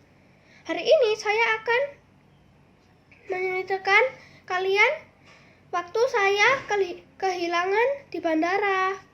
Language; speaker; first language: Indonesian; early bilingual, other home language; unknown